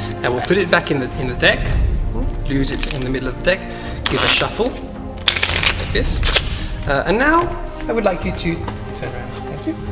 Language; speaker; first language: English; non-native, fluent; German